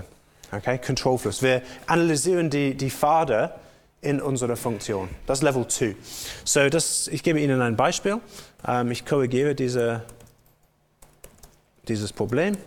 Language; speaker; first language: German; non-native, fluent; English